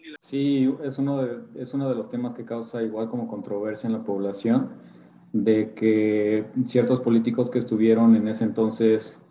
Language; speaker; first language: Spanish; native; Spanish